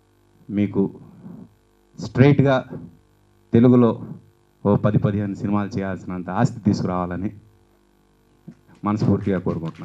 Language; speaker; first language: Telugu; native; Telugu